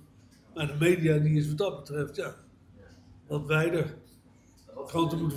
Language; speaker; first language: Dutch; native; Dutch